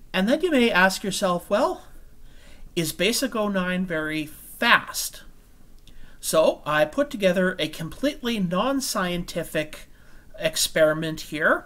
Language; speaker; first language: English; native; English